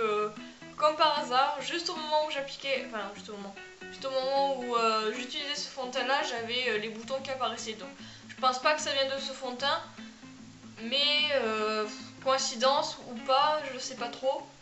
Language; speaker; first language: French; native; French